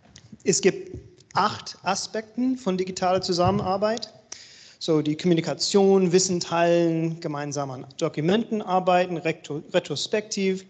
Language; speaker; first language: German; non-native, learner; English